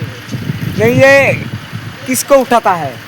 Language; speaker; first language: Hindi; non-native, learner; Bangla